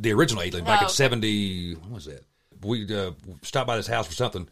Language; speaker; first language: English; native; English